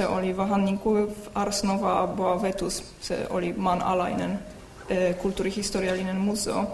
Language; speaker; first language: Finnish; non-native, fluent; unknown